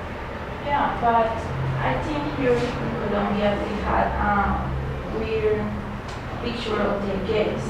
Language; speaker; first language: English; non-native, learner; Spanish